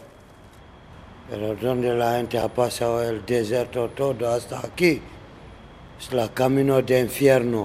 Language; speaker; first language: Spanish; non-native, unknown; Arabic